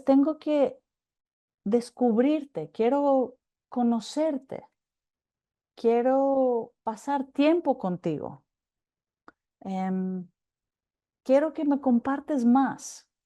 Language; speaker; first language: Spanish; non-native, fluent; Greek